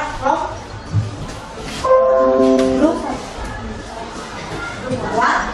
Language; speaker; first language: English; non-native, learner; Indonesian